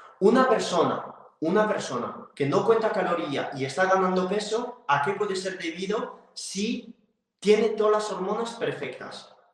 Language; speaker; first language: Spanish; non-native, fluent; French